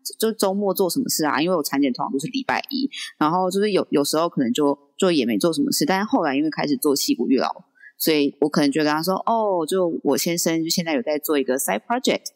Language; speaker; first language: Chinese; early bilingual, heritage; Chinese